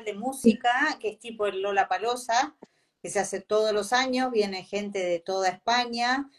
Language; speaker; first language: Spanish; native; Spanish